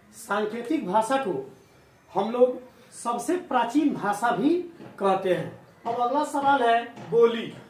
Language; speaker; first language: Hindi; native; Hindi